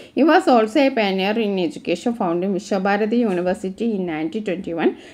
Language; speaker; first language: English; non-native, local second language; Malayalam